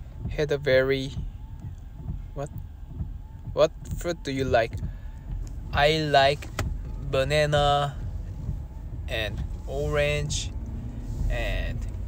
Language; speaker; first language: English; non-native, learner; Korean